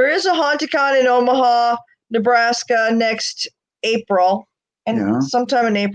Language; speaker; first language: English; native; English